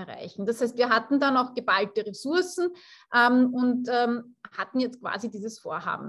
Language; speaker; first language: German; native; German